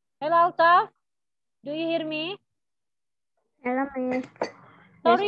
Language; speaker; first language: English; non-native, learner; Indonesian